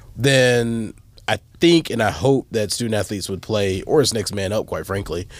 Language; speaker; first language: English; native; English